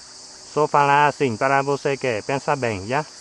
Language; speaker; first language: Portuguese; non-native, learner; Vietnamese